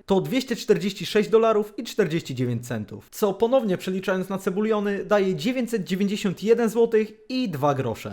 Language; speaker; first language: Polish; native; Polish